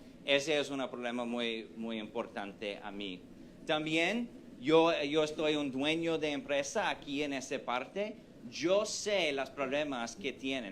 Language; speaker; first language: Spanish; non-native, fluent; English